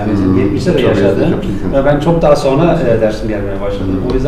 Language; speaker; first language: Turkish; non-native, fluent; German